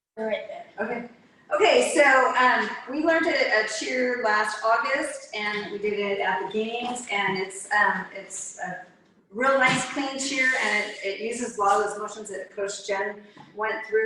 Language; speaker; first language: English; native; English